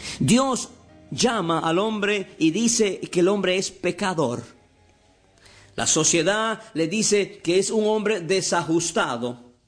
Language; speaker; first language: Spanish; native; Spanish